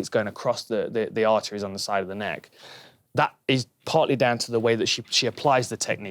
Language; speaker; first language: English; native; English